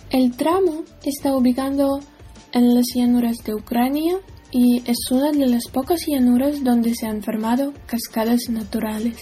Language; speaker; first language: Spanish; non-native, learner; Ukrainian